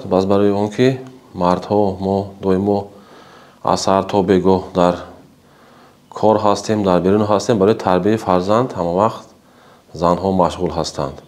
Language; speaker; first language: Tajik; native; Tajik